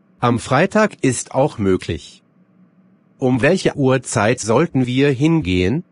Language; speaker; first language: German; non-native, fluent; Arabic